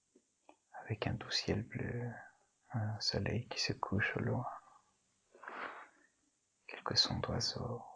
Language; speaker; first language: French; native; French